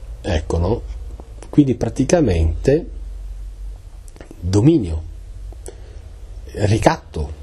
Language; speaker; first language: Italian; native; Italian